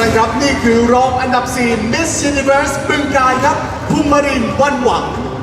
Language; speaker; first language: Thai; native; Thai